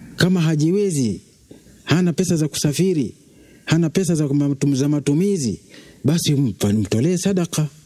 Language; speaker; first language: Swahili; native; Swahili